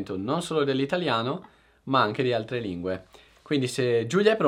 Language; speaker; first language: Italian; native; Italian